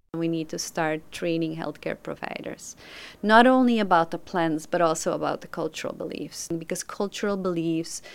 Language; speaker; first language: English; non-native, fluent; Dutch